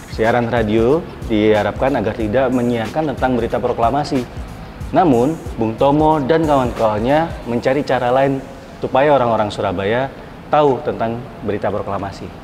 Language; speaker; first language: Indonesian; native; Indonesian